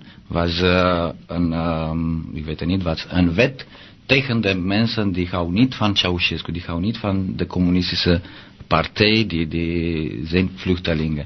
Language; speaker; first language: Dutch; non-native, learner; Romanian